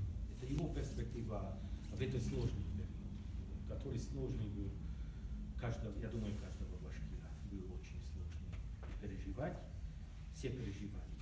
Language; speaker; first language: Russian; non-native, learner; Hungarian